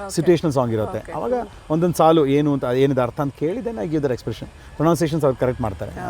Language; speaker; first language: Kannada; non-native, local second language; Malayalam